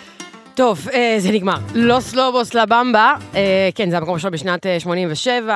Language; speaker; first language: Hebrew; native; Hebrew